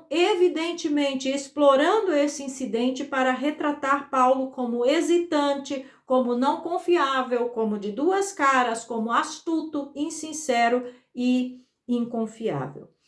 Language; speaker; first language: Portuguese; native; Portuguese